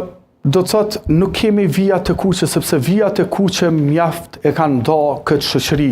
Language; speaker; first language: Albanian; native; Albanian